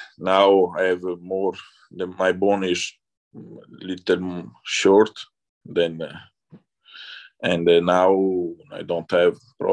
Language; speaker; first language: English; non-native, learner; Italian